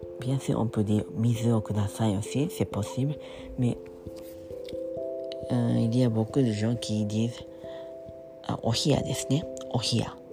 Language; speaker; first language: French; non-native, learner; Japanese